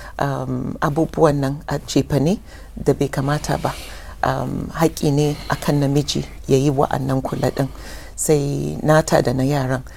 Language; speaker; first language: Hausa; non-native, local second language; English